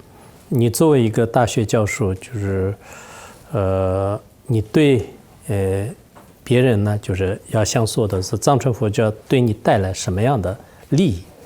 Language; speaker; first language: Chinese; non-native, local second language; Tibetan